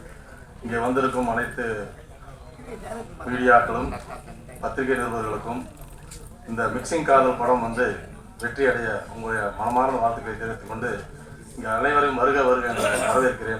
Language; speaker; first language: Tamil; native; Tamil